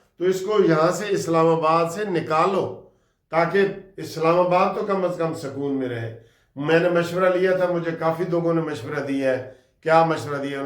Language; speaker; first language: Urdu; non-native, local second language; Saraiki